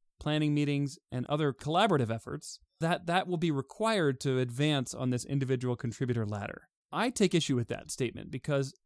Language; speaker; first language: English; native; English